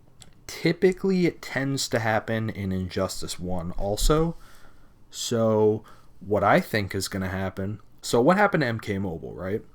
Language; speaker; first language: English; native; English